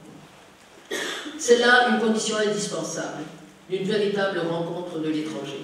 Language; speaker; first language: French; native; French